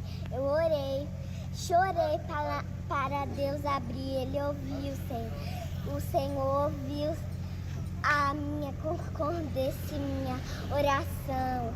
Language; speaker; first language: Portuguese; non-native, local second language; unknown